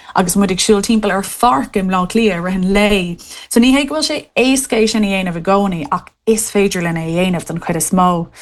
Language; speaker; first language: Irish; non-native, local second language; English